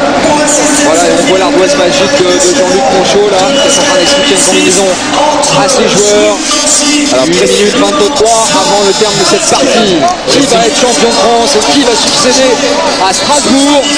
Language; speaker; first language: French; native; French